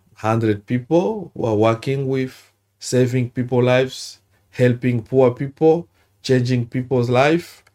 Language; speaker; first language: English; non-native, learner; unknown